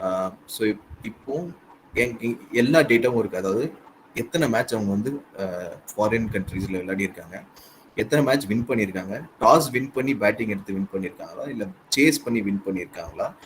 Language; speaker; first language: Tamil; native; Tamil